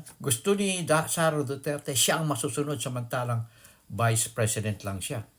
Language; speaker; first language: Filipino; native; Filipino